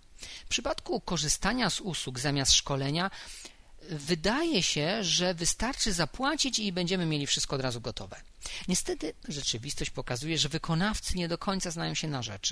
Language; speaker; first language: Polish; native; Polish